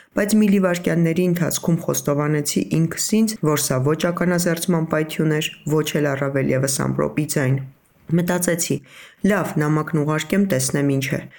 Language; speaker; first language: Armenian; native; Armenian